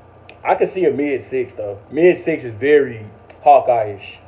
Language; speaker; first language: English; native; English